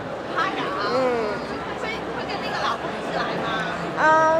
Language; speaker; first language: Chinese; non-native, local second language; Cantonese